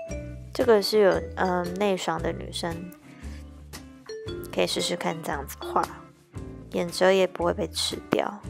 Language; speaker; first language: Chinese; native; Chinese